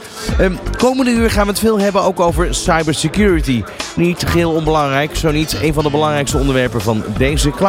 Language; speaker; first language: Dutch; native; Dutch